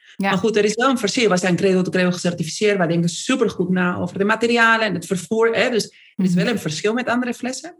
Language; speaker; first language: Dutch; non-native, fluent; Spanish